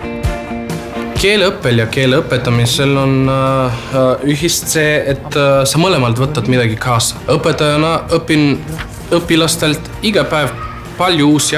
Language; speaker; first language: Estonian; non-native, fluent; Macedonian